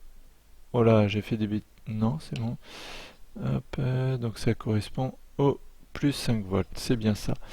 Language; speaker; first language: French; native; French